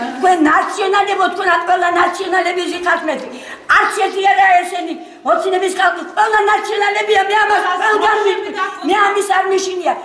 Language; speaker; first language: Georgian; native; Georgian